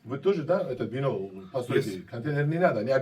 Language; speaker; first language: Russian; non-native, local second language; Tajik